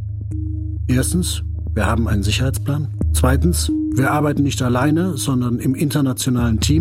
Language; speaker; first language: German; native; German